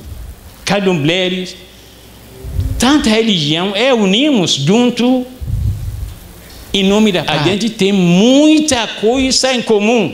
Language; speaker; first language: Portuguese; non-native, fluent; Arabic